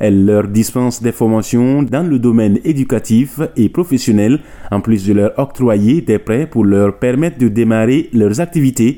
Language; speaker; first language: French; non-native, local second language; Mossi